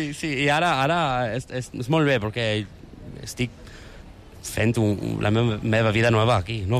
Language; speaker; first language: Catalan; non-native, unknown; English